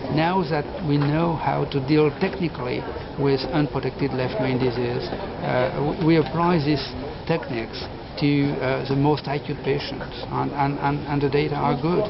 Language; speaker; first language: English; non-native, fluent; French